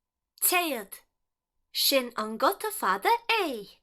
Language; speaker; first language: Irish; non-native, local second language; English